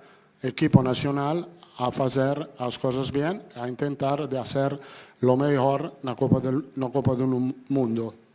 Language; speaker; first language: Portuguese; non-native, fluent; Italian